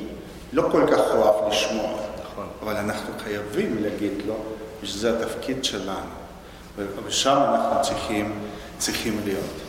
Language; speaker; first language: Hebrew; non-native, fluent; Spanish